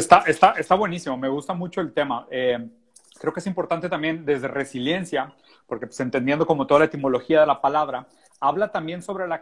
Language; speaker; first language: Spanish; native; Spanish